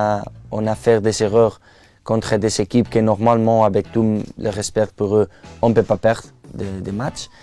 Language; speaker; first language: French; non-native, fluent; Spanish